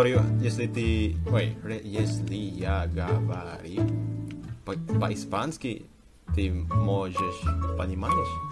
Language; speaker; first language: Russian; non-native, learner; Indonesian